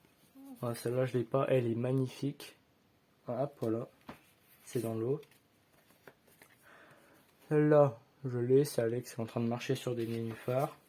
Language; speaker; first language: French; native; French